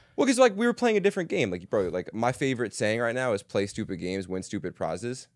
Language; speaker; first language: English; native; English